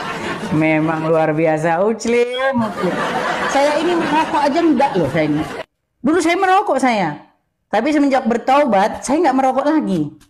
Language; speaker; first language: Indonesian; native; Indonesian